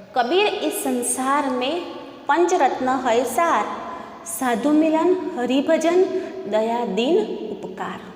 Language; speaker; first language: Hindi; non-native, local second language; Gujarati